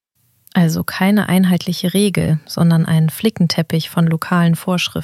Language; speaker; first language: German; native; German